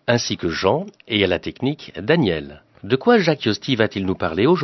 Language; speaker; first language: French; native; French